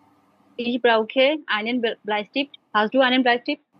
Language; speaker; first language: German; non-native, learner; Bangla